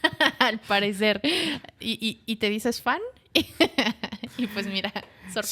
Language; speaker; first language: Spanish; native; Spanish